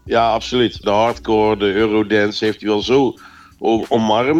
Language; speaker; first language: Dutch; native; Dutch